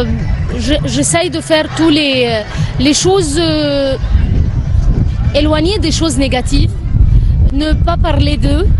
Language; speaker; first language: French; non-native, learner; Arabic